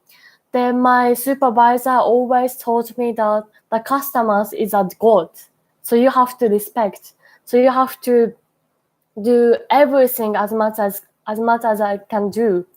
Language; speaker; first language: English; non-native, learner; Japanese